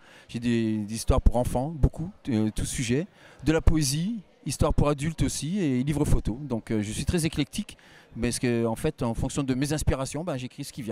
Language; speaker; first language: French; native; French